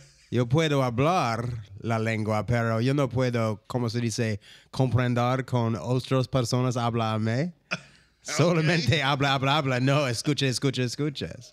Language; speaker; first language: Spanish; non-native, learner; English